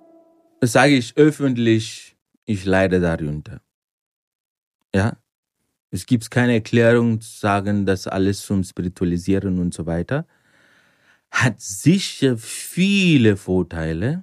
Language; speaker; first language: German; non-native, fluent; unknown